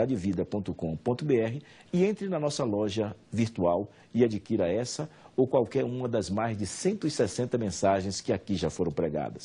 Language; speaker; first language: Portuguese; native; Portuguese